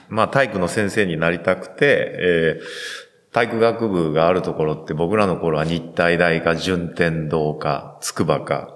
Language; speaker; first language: Japanese; native; Japanese